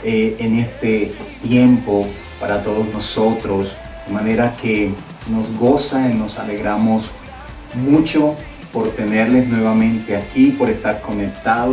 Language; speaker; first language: Spanish; native; Spanish